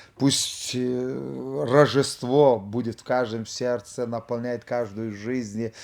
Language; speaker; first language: Ukrainian; non-native, local second language; Russian